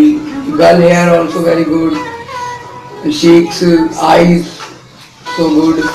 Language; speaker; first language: English; non-native, learner; Hindi